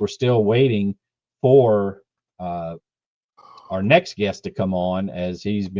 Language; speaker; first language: English; native; English